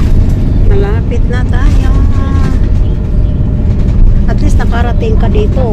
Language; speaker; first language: Filipino; non-native, local second language; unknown